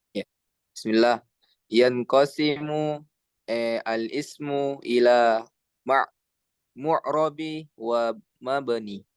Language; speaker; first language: Arabic; non-native, learner; Indonesian